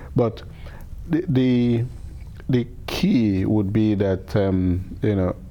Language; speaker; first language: English; non-native, local second language; Igbo